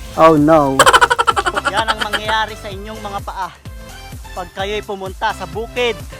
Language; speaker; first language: Filipino; non-native, local second language; Iloko